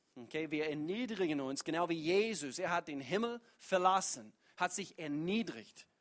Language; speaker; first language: German; non-native, fluent; English